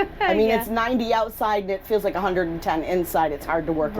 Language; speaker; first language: English; native; English